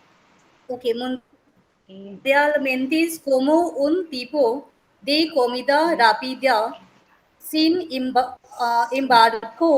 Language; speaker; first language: Spanish; non-native, learner; Hindi